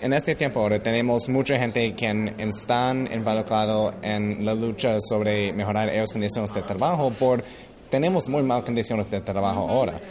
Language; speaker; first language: Spanish; early bilingual, heritage; English